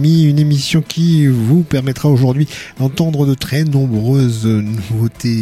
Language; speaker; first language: French; native; French